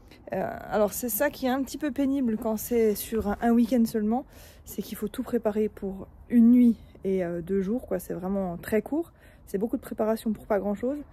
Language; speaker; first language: French; native; French